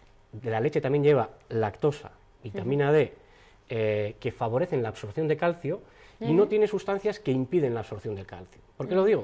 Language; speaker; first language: Spanish; native; Spanish